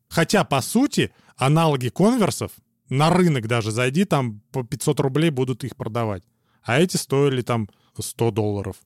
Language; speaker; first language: Russian; native; Russian